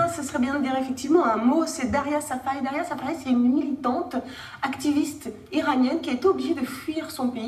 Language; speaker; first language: French; native; French